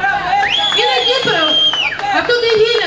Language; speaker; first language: Greek; non-native, fluent; Russian